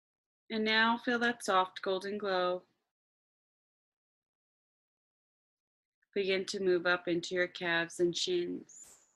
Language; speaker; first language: English; native; English